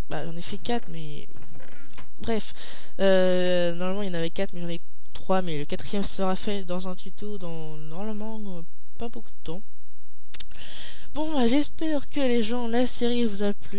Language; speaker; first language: French; native; French